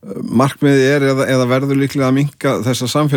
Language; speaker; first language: Icelandic; native; Icelandic